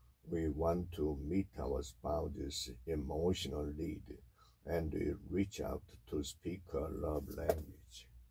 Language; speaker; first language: English; non-native, fluent; Korean